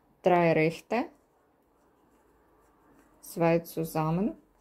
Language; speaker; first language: German; non-native, learner; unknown